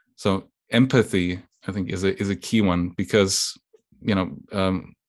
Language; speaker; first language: English; non-native, fluent; German